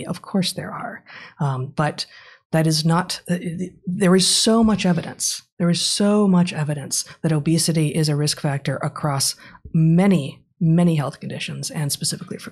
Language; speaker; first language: English; native; English